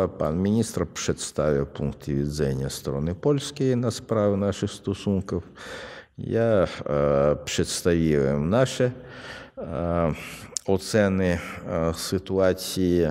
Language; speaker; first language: Polish; non-native, fluent; Russian